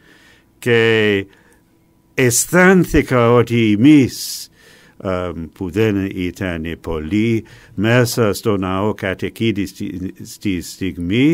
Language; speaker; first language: Greek; non-native, fluent; English